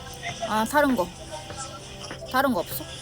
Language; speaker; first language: Korean; non-native, learner; Japanese